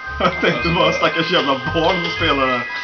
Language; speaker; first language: Swedish; native; Swedish